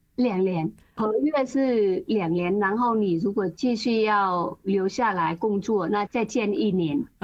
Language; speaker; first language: Chinese; non-native, fluent; Vietnamese